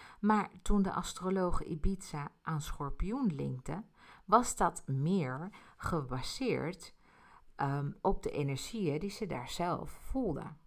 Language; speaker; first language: Dutch; early bilingual, other home language; Spanish